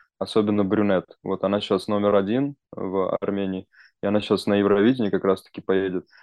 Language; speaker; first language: Russian; early bilingual, other home language; Armenian